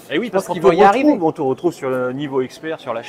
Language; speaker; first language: French; native; French